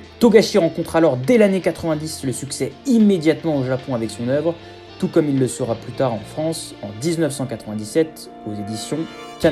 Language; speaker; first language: French; native; French